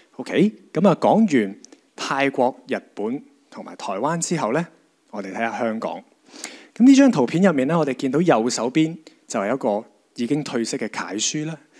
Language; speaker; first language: Cantonese; native; Cantonese